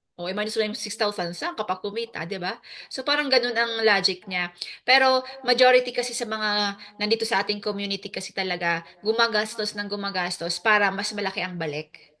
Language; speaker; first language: Filipino; native; Filipino